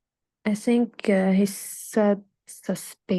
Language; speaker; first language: English; non-native, learner; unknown